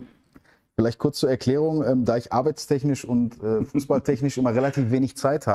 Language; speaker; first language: German; native; German